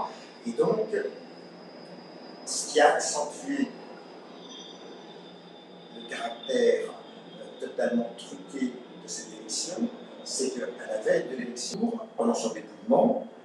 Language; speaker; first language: French; native; French